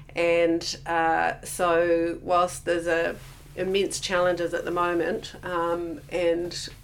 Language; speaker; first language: English; native; English